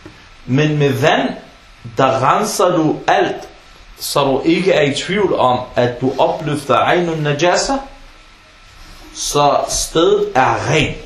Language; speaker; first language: Danish; non-native, fluent; Arabic